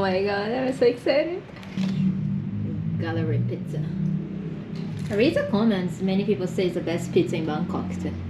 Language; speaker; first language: English; non-native, fluent; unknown